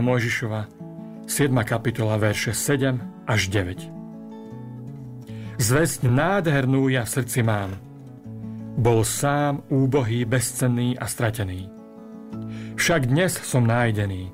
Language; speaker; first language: Slovak; native; Slovak